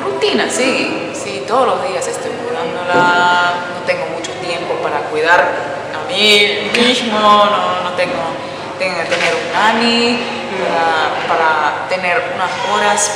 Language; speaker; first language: Spanish; non-native, fluent; Finnish